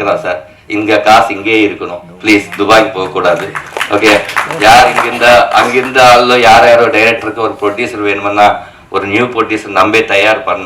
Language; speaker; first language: Tamil; non-native, learner; Telugu